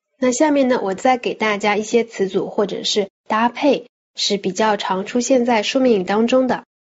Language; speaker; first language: Chinese; native; Chinese